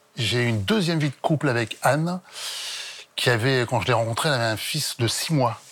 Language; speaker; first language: French; native; French